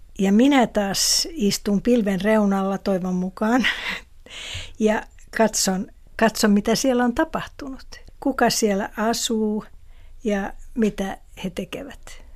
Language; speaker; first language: Finnish; non-native, local second language; Swedish